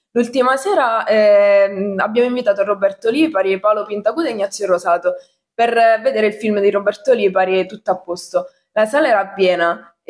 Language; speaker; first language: Italian; native; Italian